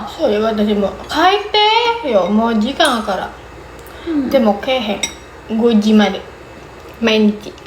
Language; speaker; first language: Japanese; non-native, learner; Indonesian